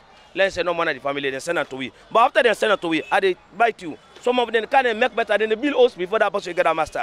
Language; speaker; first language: English; non-native, local second language; Krio